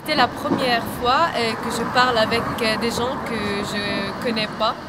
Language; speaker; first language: French; non-native, learner; Arabic